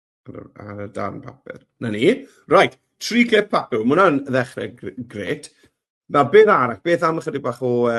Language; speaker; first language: Welsh; native; Welsh